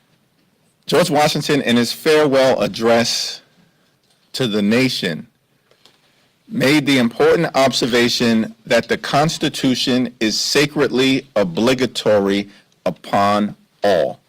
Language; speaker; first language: English; native; English